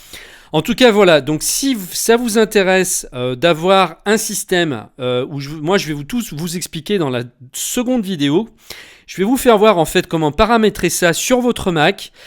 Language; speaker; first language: French; native; French